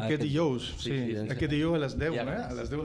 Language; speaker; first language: Catalan; non-native, fluent; Spanish